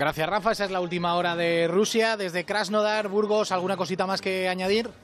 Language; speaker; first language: Spanish; native; Spanish